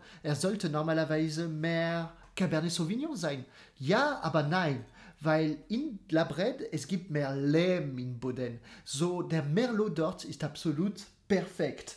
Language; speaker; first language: German; non-native, fluent; French